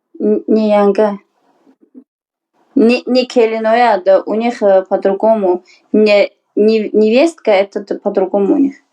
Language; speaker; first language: Russian; non-native, learner; Uzbek